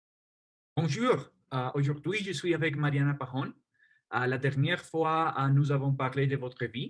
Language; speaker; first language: French; non-native, learner; Spanish